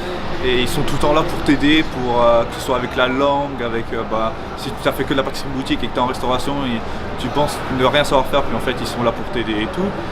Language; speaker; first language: French; native; French